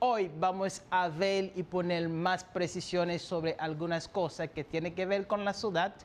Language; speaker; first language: Spanish; non-native, fluent; French